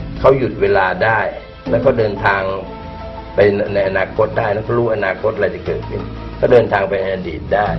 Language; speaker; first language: Thai; native; Thai